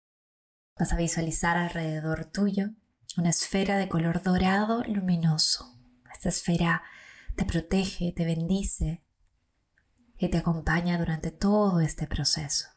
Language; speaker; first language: Spanish; native; Spanish